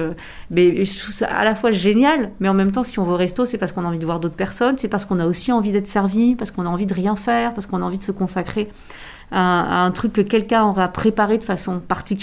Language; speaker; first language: French; native; French